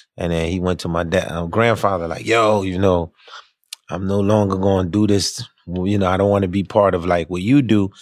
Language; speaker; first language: English; early bilingual, other home language; Haitian Creole